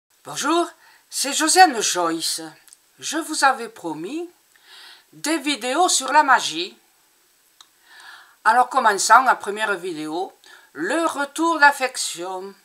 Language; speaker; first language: French; native; French